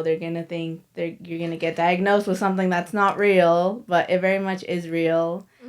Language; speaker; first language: English; native; English